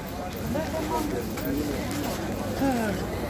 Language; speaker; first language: Italian; non-native, learner; Spanish